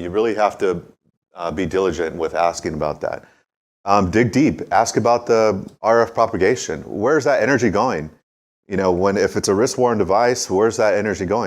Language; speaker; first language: English; native; English